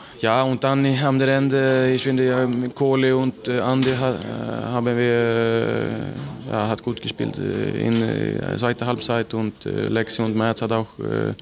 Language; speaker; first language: German; non-native, learner; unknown